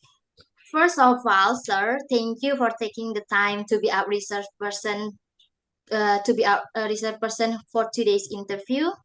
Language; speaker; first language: English; non-native, learner; Indonesian